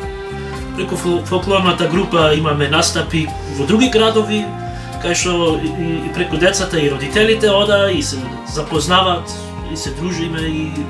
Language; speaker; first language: Macedonian; early bilingual, heritage; Macedonian